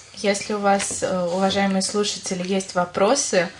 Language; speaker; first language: Russian; native; Russian